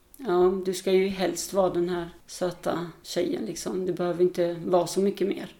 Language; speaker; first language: Swedish; early bilingual, other home language; Albanian